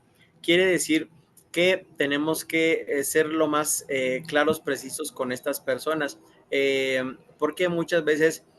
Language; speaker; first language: Spanish; native; Spanish